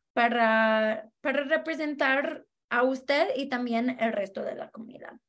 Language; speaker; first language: Spanish; non-native, fluent; English